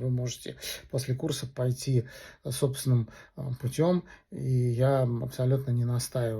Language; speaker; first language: Russian; native; Russian